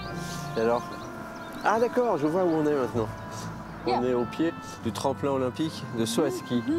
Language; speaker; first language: French; native; French